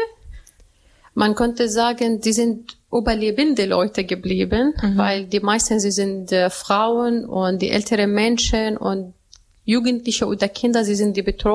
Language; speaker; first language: German; non-native, learner; Arabic